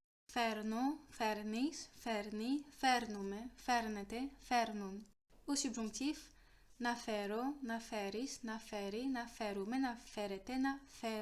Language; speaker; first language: Greek; non-native, fluent; French